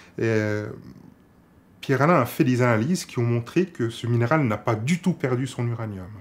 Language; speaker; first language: French; native; French